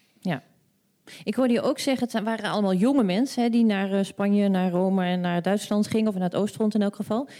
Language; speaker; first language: Dutch; native; Dutch